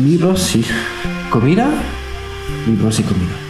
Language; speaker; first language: Spanish; non-native, learner; French